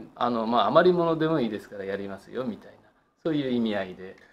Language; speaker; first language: Japanese; native; Japanese